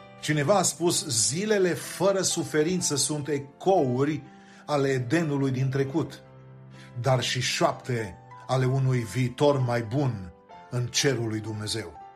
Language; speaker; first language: Romanian; native; Romanian